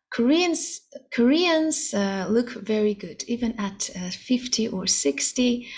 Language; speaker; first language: English; non-native, fluent; Russian